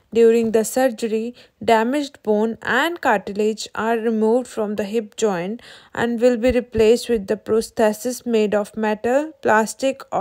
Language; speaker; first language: English; non-native, local second language; Punjabi